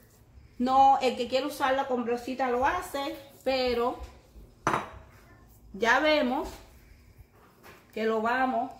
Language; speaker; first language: Spanish; native; Spanish